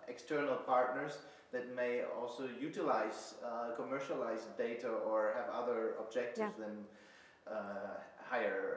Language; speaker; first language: English; non-native, fluent; German